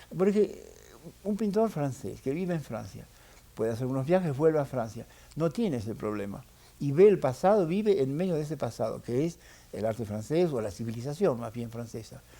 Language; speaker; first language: Spanish; early bilingual, heritage; French